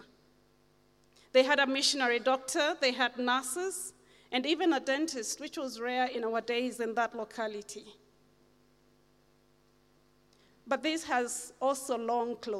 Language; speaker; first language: English; non-native, local second language; Kamba